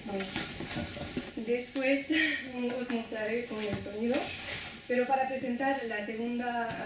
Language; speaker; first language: Spanish; non-native, fluent; French